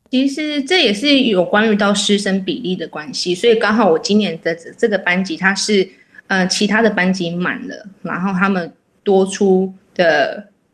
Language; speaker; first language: Chinese; native; Chinese